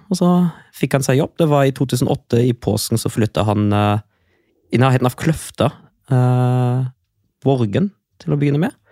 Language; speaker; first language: Norwegian; non-native, fluent; German